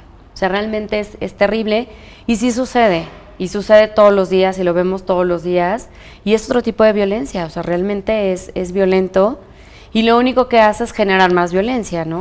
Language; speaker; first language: Spanish; native; Spanish